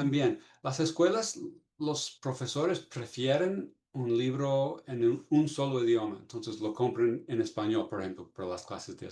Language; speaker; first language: Spanish; non-native, fluent; English